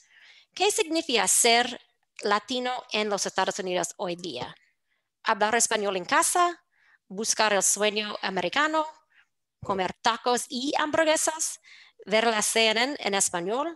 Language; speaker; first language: Spanish; non-native, fluent; English